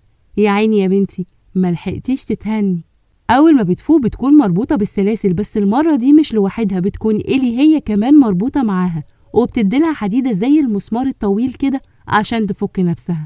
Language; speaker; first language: Arabic; native; Arabic